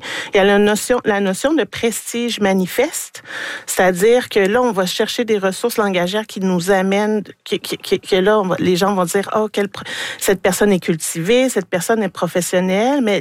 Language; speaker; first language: French; native; French